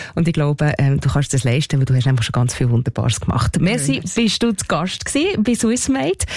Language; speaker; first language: German; native; German